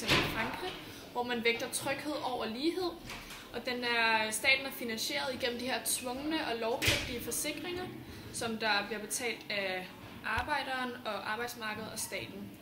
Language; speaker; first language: Danish; native; Danish